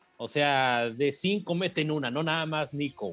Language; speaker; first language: Spanish; native; Spanish